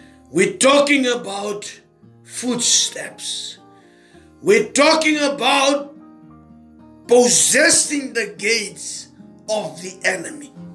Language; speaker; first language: English; non-native, local second language; Afrikaans